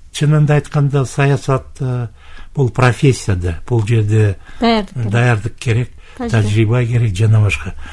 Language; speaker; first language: Kyrgyz; native; Kyrgyz